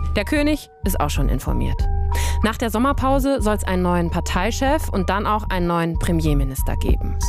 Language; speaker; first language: German; native; German